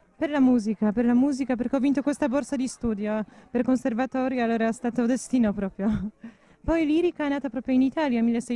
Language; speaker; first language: Italian; non-native, fluent; Polish